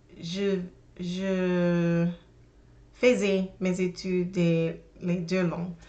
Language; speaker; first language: French; non-native, learner; English